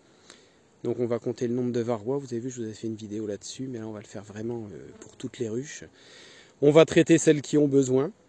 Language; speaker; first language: French; native; French